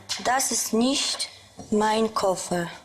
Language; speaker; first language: German; non-native, learner; Polish